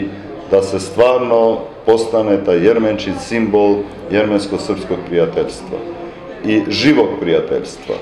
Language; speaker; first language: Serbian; non-native, fluent; Armenian